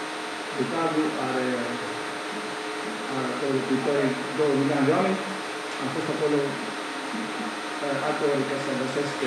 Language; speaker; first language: Romanian; non-native, learner; Greek